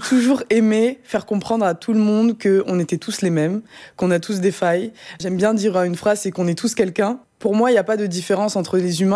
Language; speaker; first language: French; native; French